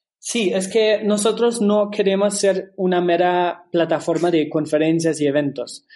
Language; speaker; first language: Spanish; non-native, fluent; German